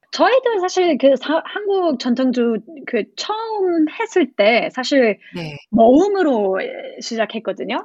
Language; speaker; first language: Korean; non-native, learner; English